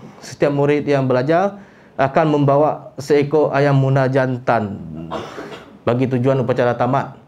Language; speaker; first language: Malay; non-native, local second language; Iban